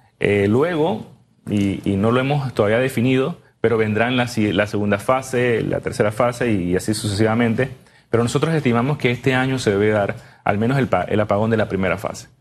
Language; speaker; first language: Spanish; native; Spanish